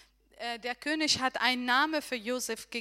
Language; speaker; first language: German; non-native, learner; Arabic